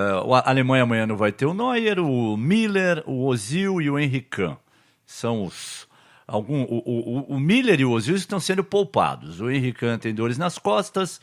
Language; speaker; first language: Portuguese; native; Portuguese